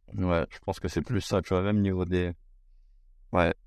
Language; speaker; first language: French; native; French